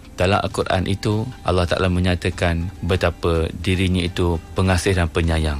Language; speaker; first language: Malay; native; Malay